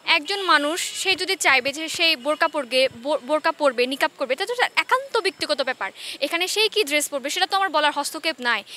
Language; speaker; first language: Bangla; non-native, local second language; Chakma